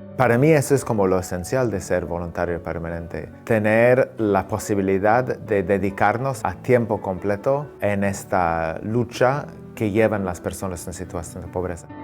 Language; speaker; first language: Spanish; non-native, fluent; English